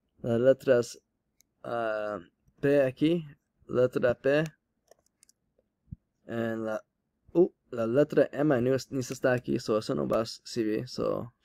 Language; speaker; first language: Spanish; non-native, learner; English